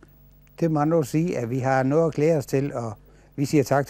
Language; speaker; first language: Danish; native; Danish